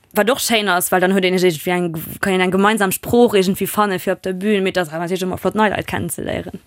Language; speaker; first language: Luxembourgish; non-native, local second language; German